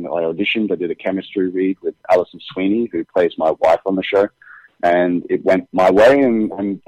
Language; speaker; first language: English; native; English